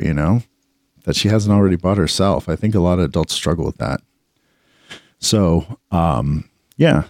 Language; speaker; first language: English; native; English